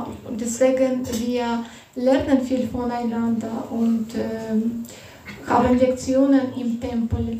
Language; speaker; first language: German; non-native, fluent; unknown